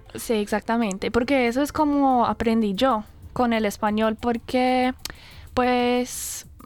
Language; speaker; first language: Spanish; non-native, fluent; English